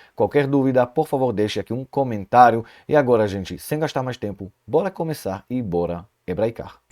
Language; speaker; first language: Portuguese; non-native, fluent; Hebrew